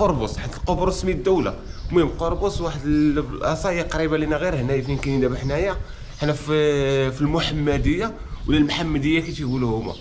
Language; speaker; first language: Arabic; native; Arabic